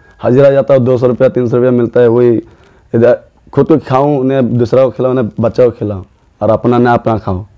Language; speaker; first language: Hindi; non-native, local second language; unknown